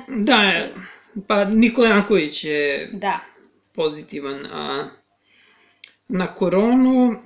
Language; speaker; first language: Serbian; native; Serbian